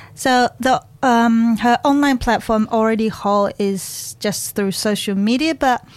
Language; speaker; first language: English; non-native, fluent; Japanese